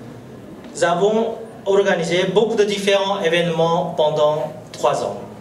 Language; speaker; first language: French; non-native, fluent; Korean